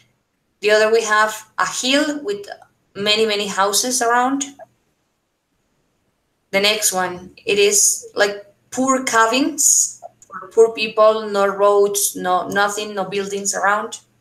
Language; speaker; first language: English; non-native, fluent; Spanish